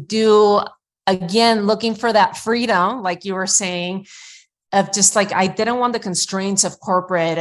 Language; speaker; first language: English; non-native, fluent; Spanish